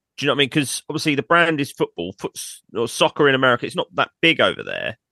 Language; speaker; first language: English; native; English